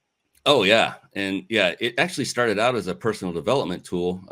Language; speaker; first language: English; native; English